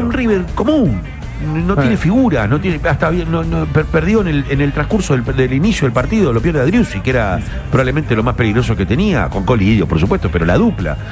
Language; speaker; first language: Spanish; native; Spanish